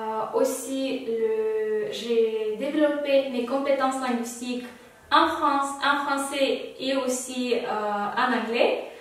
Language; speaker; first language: French; non-native, fluent; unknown